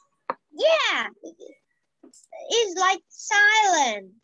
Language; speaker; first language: English; non-native, learner; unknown